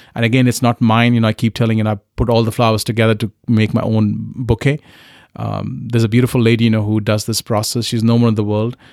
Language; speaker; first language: English; non-native, local second language; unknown